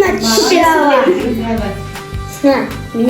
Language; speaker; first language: Russian; non-native, local second language; Kazakh